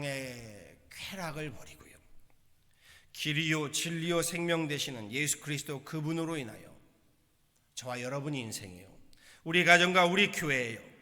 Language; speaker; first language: Korean; native; Korean